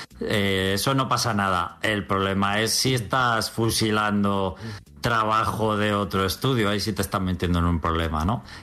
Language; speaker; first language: Spanish; native; Spanish